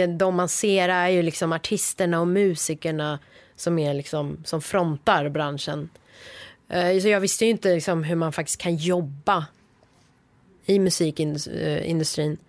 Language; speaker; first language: Swedish; early bilingual, other home language; Persian